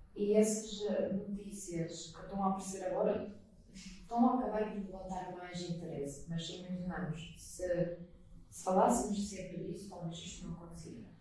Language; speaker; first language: Portuguese; non-native, fluent; Russian